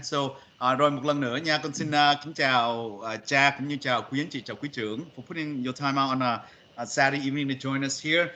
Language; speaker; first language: Vietnamese; early bilingual, heritage; Vietnamese